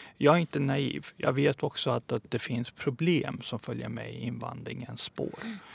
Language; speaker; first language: Swedish; early bilingual, other home language; Persian